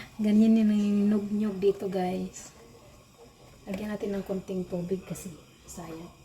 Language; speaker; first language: Filipino; non-native, local second language; Cebuano